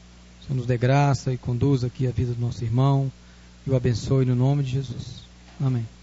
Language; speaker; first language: Portuguese; native; Portuguese